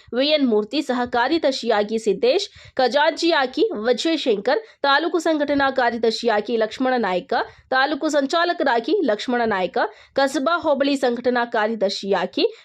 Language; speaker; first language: Kannada; native; Kannada